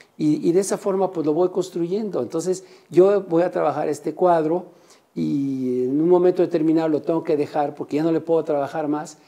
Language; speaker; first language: Spanish; native; Spanish